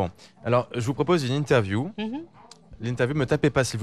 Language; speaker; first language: French; native; French